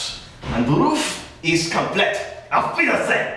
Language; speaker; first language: German; non-native, learner; English